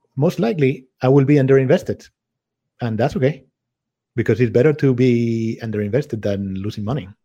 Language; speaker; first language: English; non-native, fluent; Spanish